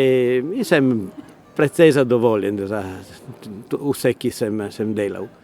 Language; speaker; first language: Slovenian; non-native, learner; Italian